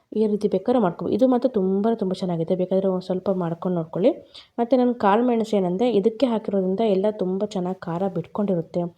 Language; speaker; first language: Kannada; native; Kannada